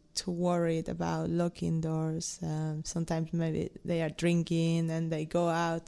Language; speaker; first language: English; non-native, fluent; Spanish